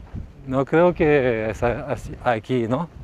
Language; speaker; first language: Spanish; non-native, learner; French